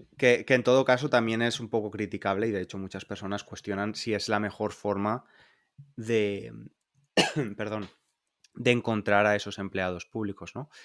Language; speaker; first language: Spanish; native; Spanish